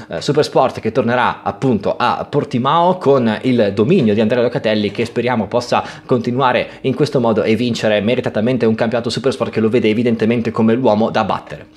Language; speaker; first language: Italian; native; Italian